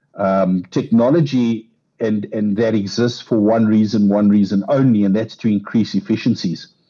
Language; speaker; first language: English; non-native, local second language; Afrikaans